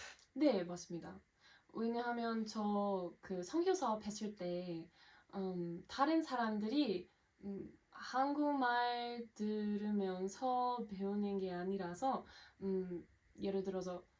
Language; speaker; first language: Korean; non-native, fluent; English